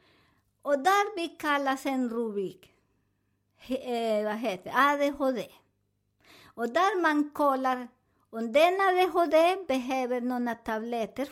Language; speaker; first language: Swedish; non-native, learner; Spanish